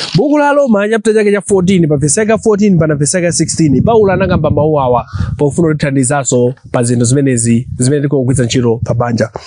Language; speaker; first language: Nyanja; non-native, local second language; Tumbuka